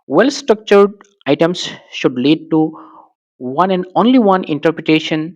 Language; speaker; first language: English; non-native, local second language; Assamese